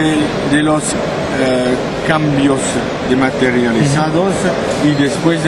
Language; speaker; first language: Spanish; non-native, learner; French